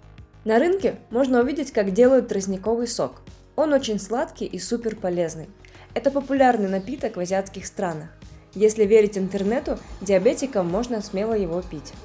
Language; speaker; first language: Russian; native; Russian